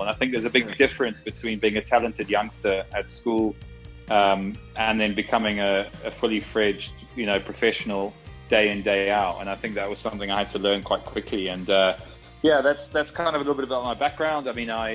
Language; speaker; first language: English; native; English